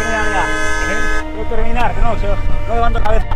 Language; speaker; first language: Spanish; native; Spanish